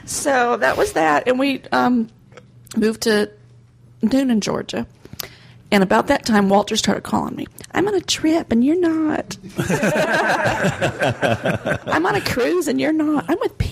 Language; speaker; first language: English; native; English